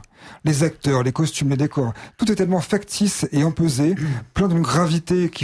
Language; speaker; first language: French; native; French